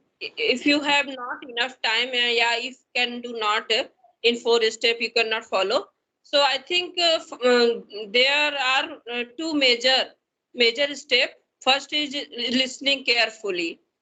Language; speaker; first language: English; non-native, learner; Hindi